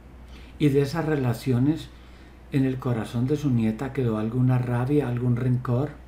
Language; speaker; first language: Spanish; native; Spanish